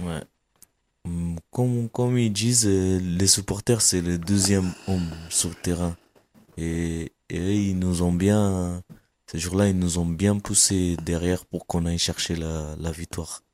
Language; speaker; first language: French; non-native, fluent; Kabuverdianu